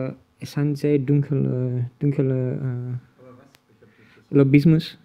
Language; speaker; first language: German; non-native, learner; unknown